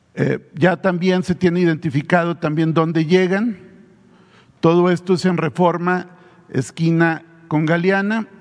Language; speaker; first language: Spanish; native; Spanish